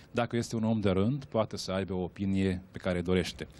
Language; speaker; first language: Romanian; non-native, local second language; Hungarian